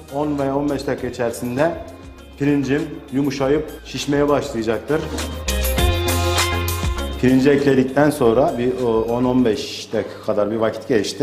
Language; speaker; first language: Turkish; native; Turkish